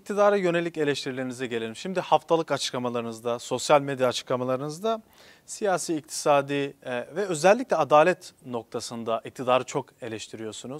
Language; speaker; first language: Turkish; non-native, local second language; Kurdish